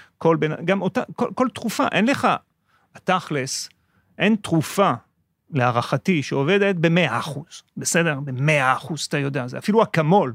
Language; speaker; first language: Hebrew; non-native, fluent; French